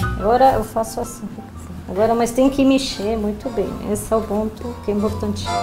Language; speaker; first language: Portuguese; non-native, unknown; Arabic